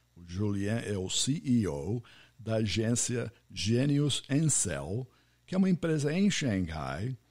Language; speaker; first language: Portuguese; non-native, fluent; English